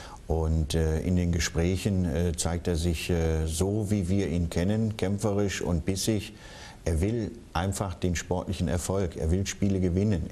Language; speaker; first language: German; native; German